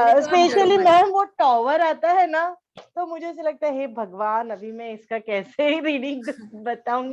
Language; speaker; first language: Hindi; native; Hindi